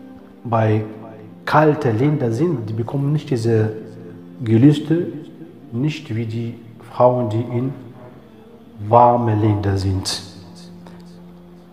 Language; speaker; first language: German; non-native, fluent; Arabic